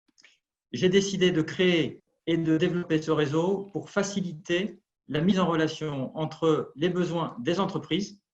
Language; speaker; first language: French; native; French